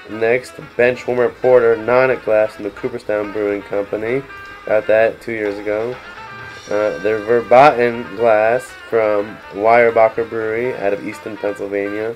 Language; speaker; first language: English; native; English